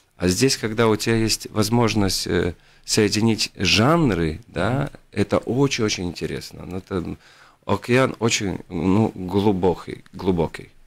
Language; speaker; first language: Russian; non-native, local second language; Latvian